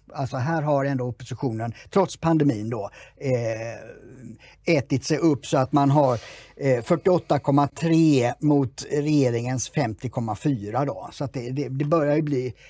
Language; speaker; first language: Swedish; native; Swedish